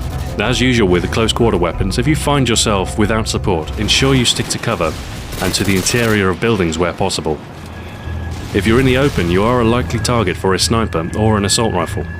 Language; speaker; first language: English; native; English